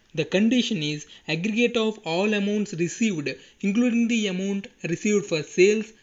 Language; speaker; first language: English; non-native, local second language; Telugu